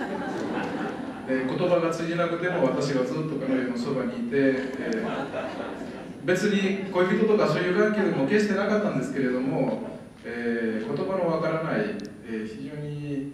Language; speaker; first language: Japanese; non-native, fluent; Spanish